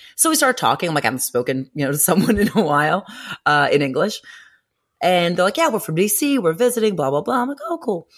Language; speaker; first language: English; early bilingual, other home language; Greek